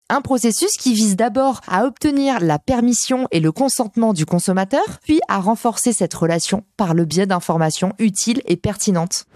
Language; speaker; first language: French; native; French